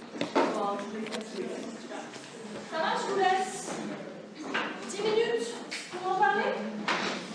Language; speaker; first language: French; native; French